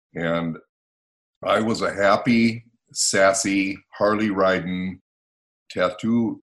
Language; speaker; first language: English; native; English